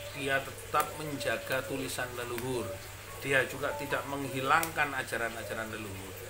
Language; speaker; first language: Indonesian; non-native, local second language; Javanese